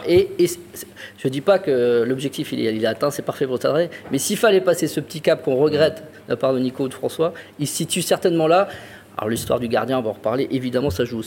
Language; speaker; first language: French; native; French